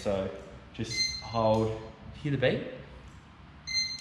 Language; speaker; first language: English; native; English